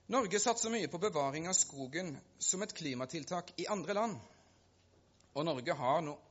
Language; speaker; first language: Norwegian; native; Norwegian